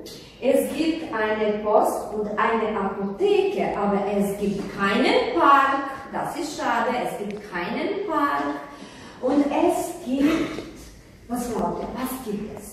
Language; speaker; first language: German; non-native, fluent; Croatian